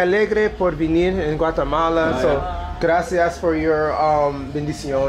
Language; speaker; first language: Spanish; non-native, learner; English